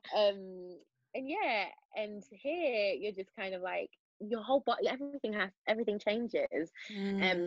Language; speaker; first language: English; native; English